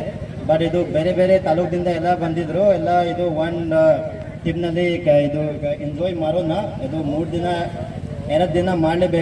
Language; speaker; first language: Kannada; non-native, fluent; Manipuri